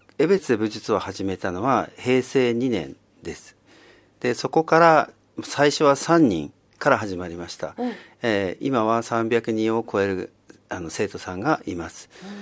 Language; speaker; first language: Japanese; native; Japanese